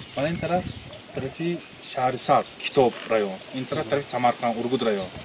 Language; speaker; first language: Tajik; native; Tajik